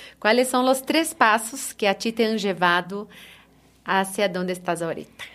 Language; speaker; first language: Spanish; non-native, fluent; Portuguese